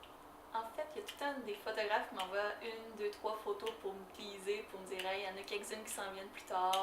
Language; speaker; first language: French; native; French